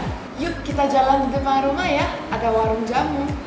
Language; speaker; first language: Indonesian; non-native, fluent; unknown